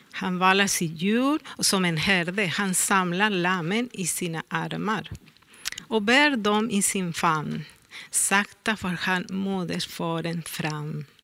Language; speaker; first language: Swedish; non-native, learner; Spanish